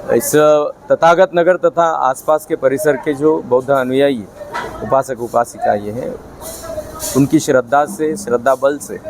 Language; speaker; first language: Hindi; non-native, local second language; Marathi